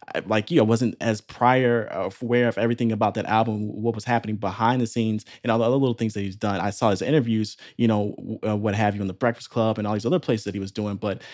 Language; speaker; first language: English; native; English